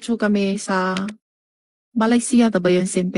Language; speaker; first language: Filipino; non-native, learner; Chinese